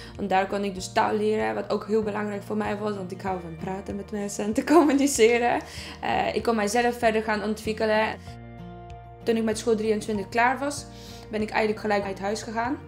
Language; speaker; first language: Dutch; non-native, fluent; Polish